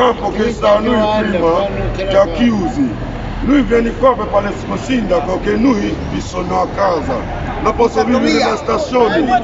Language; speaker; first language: Italian; non-native, learner; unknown